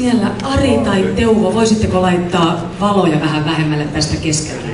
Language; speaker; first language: Finnish; native; Finnish